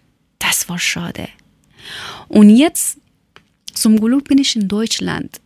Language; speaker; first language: German; non-native, learner; Persian